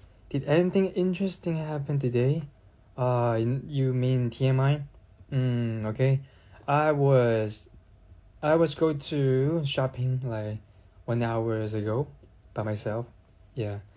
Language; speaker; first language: English; non-native, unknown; Chinese